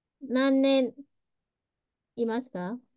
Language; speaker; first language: Japanese; early bilingual, heritage; Vietnamese